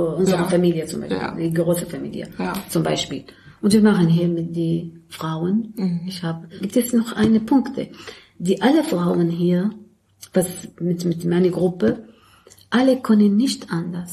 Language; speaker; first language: German; non-native, learner; Arabic